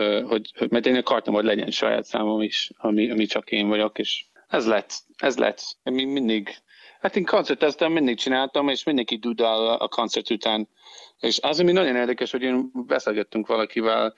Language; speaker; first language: Hungarian; non-native, fluent; English